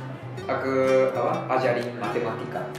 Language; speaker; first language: Indonesian; non-native, learner; Japanese